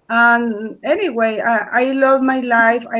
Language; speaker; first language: English; non-native, learner; Spanish